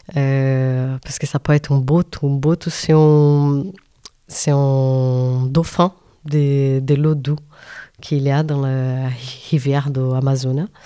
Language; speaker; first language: French; non-native, fluent; Portuguese